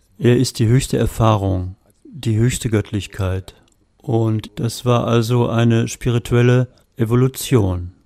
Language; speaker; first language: German; native; German